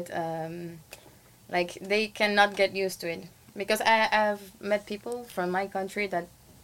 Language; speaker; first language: English; non-native, fluent; Spanish